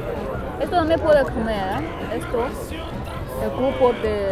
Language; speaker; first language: Spanish; non-native, learner; Chinese